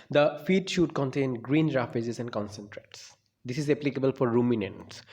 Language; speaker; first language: English; non-native, local second language; Bangla